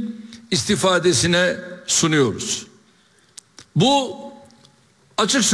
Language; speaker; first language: Turkish; native; Turkish